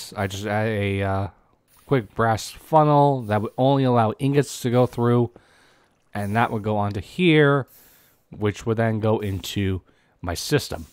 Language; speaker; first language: English; native; English